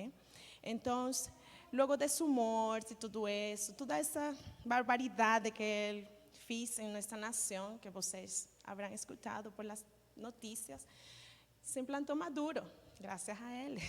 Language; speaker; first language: Portuguese; non-native, learner; Spanish